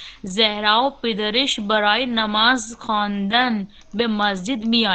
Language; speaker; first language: Persian; non-native, learner; Urdu